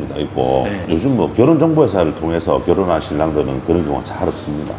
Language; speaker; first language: Korean; native; Korean